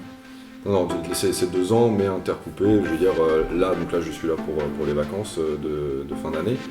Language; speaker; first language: French; native; French